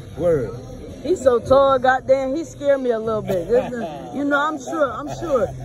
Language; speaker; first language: English; native; English